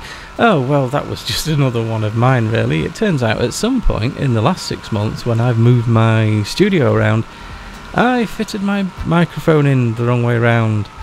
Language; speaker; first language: English; native; English